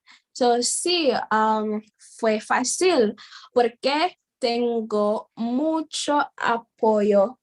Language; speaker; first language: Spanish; non-native, fluent; English